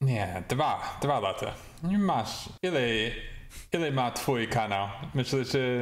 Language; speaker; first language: Polish; non-native, learner; English